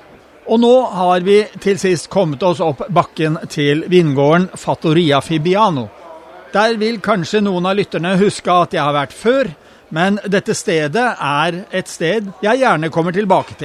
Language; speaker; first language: Norwegian; native; Norwegian